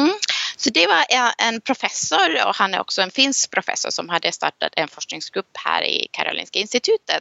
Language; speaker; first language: Swedish; non-native, local second language; Finnish